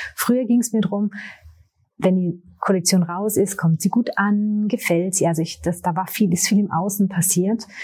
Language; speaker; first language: German; native; German